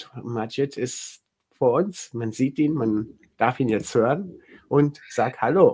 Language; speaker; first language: German; native; German